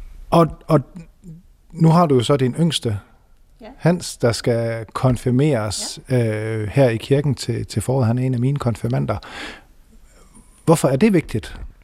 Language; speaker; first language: Danish; native; Danish